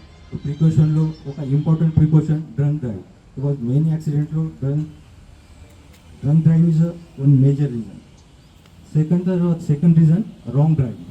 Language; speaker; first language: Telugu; non-native, learner; Hindi